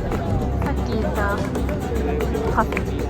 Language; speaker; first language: Japanese; native; Japanese